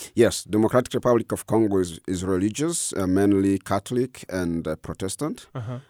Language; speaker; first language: English; non-native, fluent; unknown